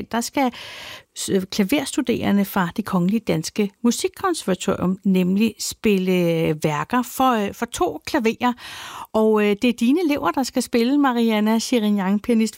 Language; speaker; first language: Danish; native; Danish